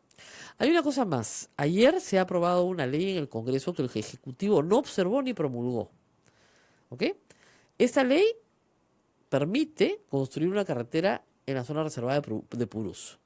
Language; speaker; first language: Spanish; native; Spanish